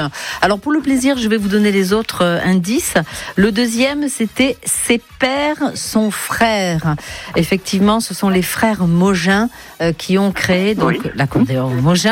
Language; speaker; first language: French; native; French